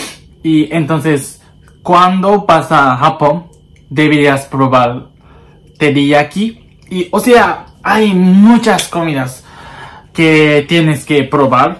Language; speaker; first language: Spanish; non-native, learner; Japanese